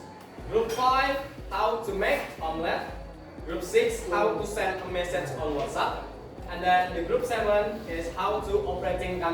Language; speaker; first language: English; non-native, learner; Indonesian